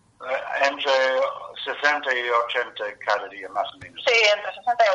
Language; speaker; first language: Spanish; non-native, learner; English